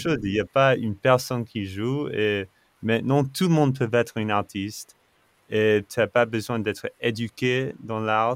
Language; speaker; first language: French; non-native, fluent; English